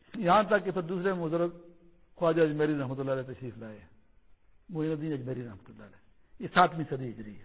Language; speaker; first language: Urdu; non-native, local second language; Pashto